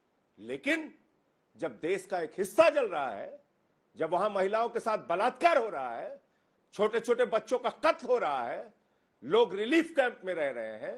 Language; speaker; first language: Hindi; native; Hindi